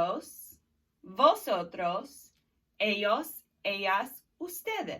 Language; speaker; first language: Spanish; non-native, fluent; English